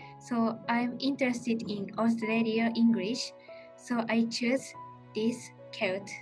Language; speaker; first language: English; non-native, learner; Japanese